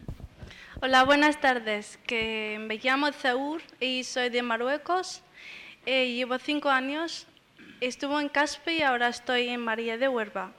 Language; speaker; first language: Spanish; non-native, fluent; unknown